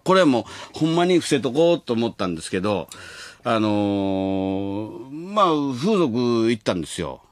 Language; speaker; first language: Japanese; native; Japanese